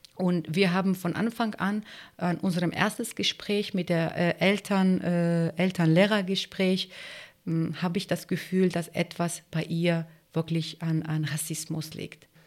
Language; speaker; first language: German; non-native, fluent; Kurdish